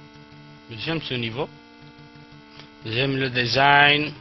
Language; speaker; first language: French; non-native, fluent; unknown